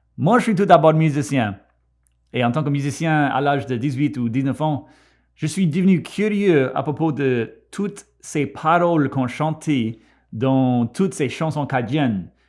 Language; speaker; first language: French; non-native, local second language; English